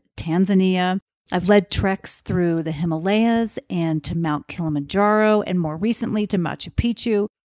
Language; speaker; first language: English; native; English